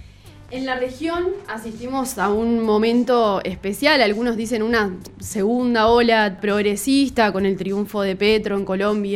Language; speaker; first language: Spanish; native; Spanish